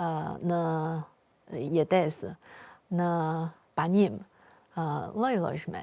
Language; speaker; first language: Albanian; non-native, fluent; Chinese